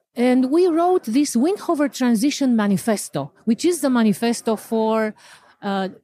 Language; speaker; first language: English; non-native, fluent; Romanian